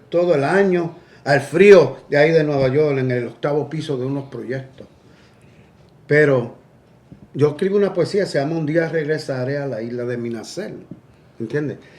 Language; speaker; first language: Spanish; early bilingual, heritage; Spanish